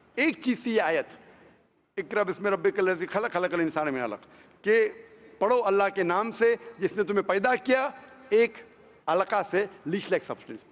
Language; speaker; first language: Hindi; non-native, local second language; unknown